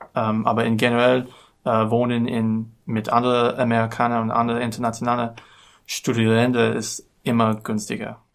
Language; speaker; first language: German; non-native, learner; English